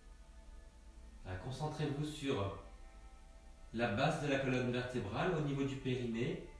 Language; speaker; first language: French; native; French